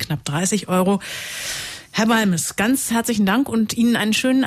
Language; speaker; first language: German; native; German